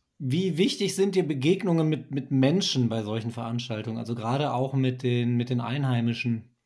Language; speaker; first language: German; native; German